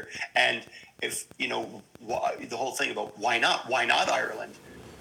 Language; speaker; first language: English; native; English